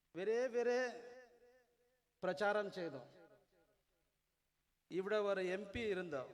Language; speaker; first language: Malayalam; non-native, learner; Urdu